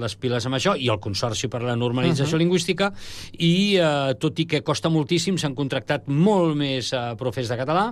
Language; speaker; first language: Catalan; native; Catalan